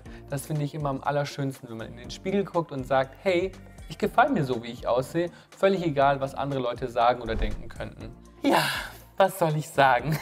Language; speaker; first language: German; native; German